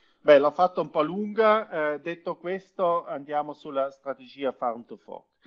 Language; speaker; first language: Italian; non-native, local second language; German